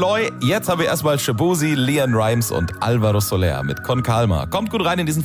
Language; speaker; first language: German; native; German